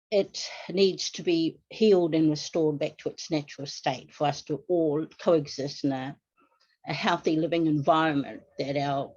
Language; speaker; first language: English; non-native, local second language; Māori